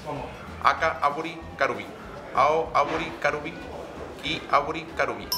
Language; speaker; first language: Japanese; non-native, learner; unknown